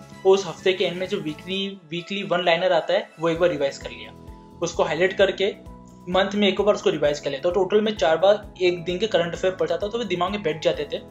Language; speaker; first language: Hindi; native; Hindi